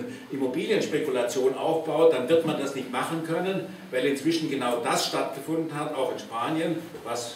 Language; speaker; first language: German; native; German